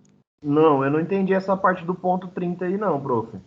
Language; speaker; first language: Portuguese; native; Portuguese